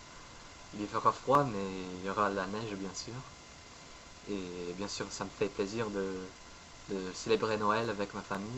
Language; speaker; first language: French; non-native, fluent; English